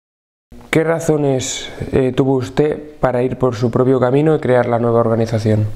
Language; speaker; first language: Spanish; non-native, fluent; Russian